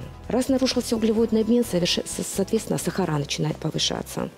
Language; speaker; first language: Russian; native; Russian